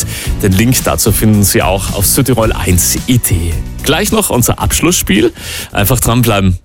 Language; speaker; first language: German; native; German